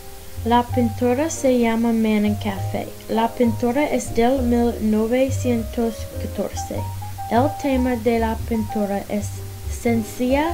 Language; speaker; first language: Spanish; non-native, learner; English